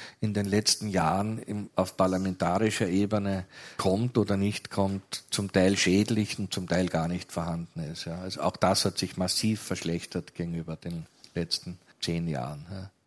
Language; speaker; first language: German; native; German